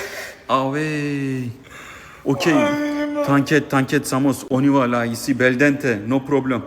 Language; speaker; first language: French; non-native, learner; Turkish